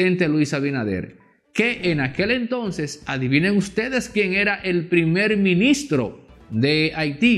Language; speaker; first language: Spanish; native; Spanish